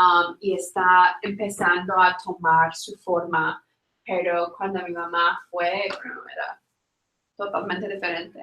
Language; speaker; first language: Spanish; non-native, fluent; English